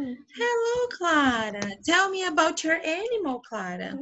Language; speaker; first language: English; non-native, fluent; Portuguese